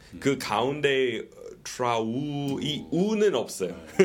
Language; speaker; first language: Korean; non-native, fluent; English